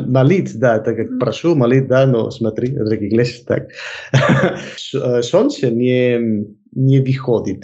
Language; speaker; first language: Russian; non-native, learner; Spanish